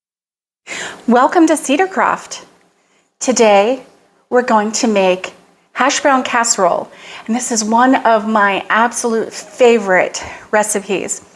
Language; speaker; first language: English; native; English